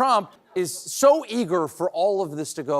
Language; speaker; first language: English; native; English